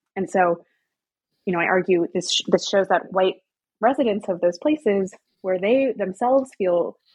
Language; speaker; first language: English; native; English